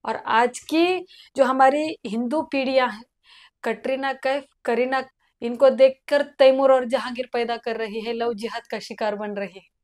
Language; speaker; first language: Hindi; non-native, local second language; Marathi